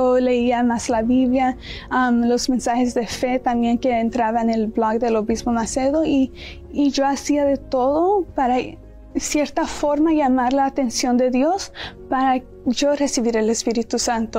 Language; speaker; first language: Spanish; early bilingual, heritage; Spanish